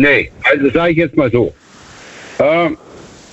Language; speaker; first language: German; native; German